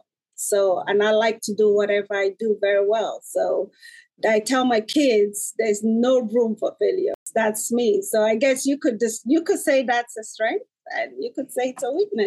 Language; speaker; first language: English; non-native, local second language; Igbo